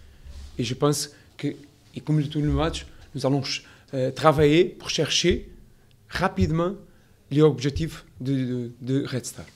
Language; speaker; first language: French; non-native, learner; Portuguese